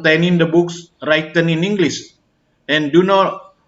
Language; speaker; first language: English; non-native, fluent; Indonesian